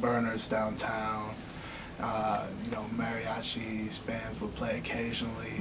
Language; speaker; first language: English; early bilingual, other home language; Spanish